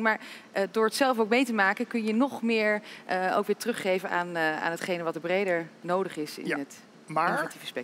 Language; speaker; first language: Dutch; native; Dutch